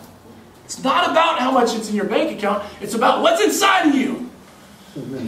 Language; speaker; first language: English; native; English